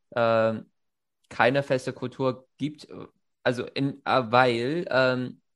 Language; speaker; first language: German; non-native, fluent; Chinese